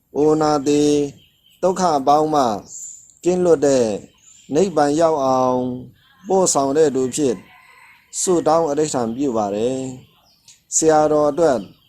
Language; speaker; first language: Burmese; non-native, local second language; Shan